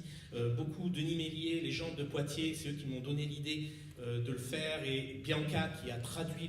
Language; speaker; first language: French; native; French